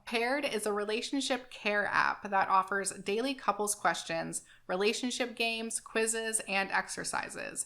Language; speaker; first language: English; native; English